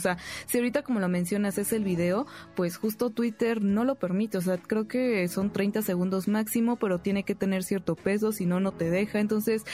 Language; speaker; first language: Spanish; native; Spanish